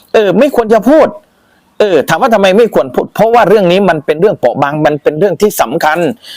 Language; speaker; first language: Thai; native; Thai